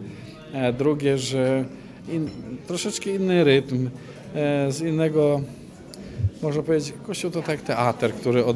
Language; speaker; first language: Polish; non-native, fluent; Ukrainian